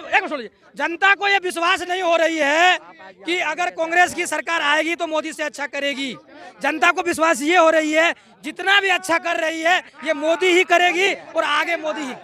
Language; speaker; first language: Hindi; native; Hindi